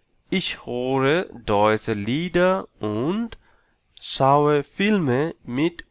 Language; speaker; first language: German; non-native, learner; Bangla